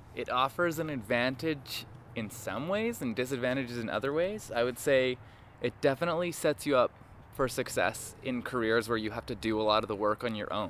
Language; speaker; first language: English; native; English